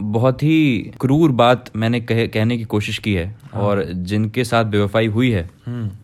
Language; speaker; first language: Hindi; native; Hindi